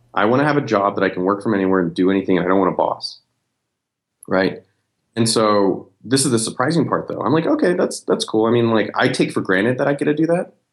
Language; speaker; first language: English; native; English